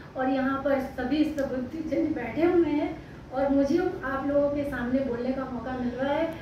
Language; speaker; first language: Hindi; native; Hindi